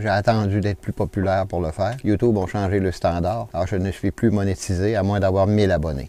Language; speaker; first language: French; native; French